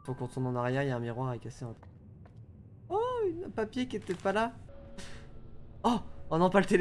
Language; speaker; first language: French; native; French